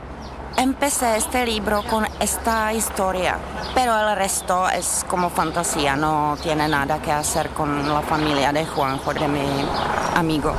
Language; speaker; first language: Spanish; non-native, fluent; Czech